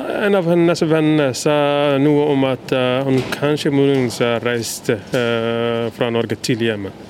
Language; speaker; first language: Norwegian; early bilingual, other home language; Somali